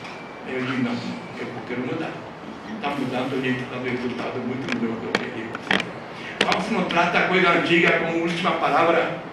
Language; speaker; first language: Portuguese; non-native, fluent; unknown